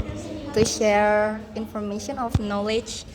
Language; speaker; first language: English; non-native, learner; Indonesian